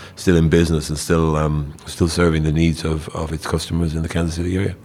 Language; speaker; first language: English; native; English